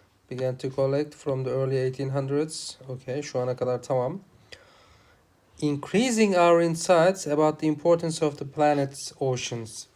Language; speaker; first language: English; non-native, fluent; Turkish